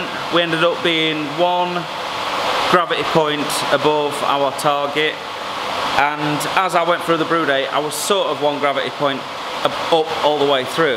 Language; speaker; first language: English; native; English